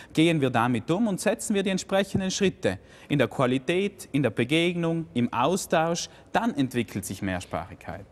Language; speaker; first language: German; native; German